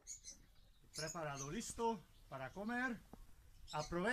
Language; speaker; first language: Spanish; non-native, learner; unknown